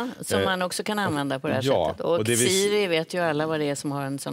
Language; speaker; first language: Swedish; native; Swedish